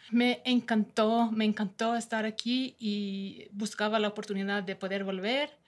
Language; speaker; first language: Spanish; non-native, fluent; Norwegian